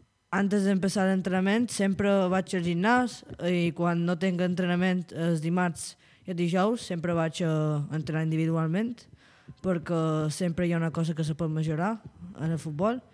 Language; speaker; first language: Catalan; non-native, local second language; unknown